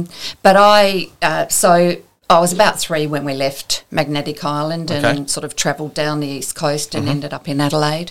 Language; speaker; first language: English; native; English